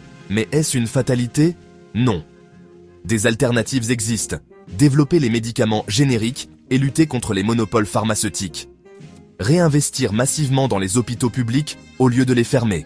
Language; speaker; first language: French; native; French